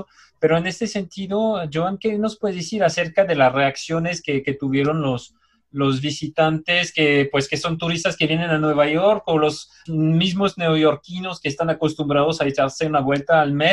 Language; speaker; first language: Spanish; native; Spanish